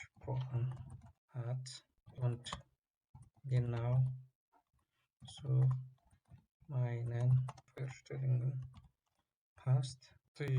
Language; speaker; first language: German; non-native, learner; Tigrinya